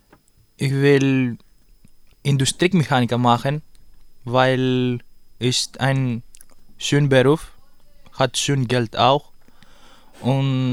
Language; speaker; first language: German; non-native, learner; Greek